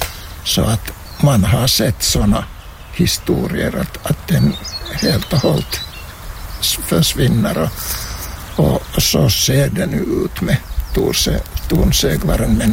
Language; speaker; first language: Swedish; non-native, local second language; Finnish